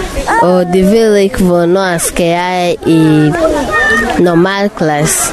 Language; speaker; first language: Danish; non-native, local second language; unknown